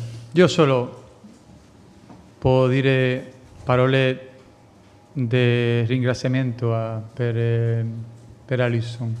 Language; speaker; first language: Italian; non-native, fluent; Spanish